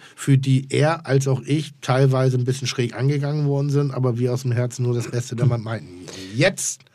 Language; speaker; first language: German; non-native, fluent; Turkish